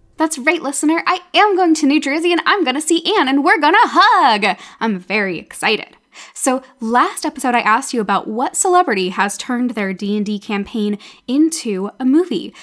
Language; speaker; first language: English; native; English